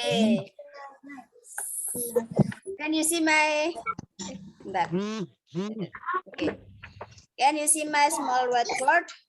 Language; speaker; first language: English; non-native, local second language; Indonesian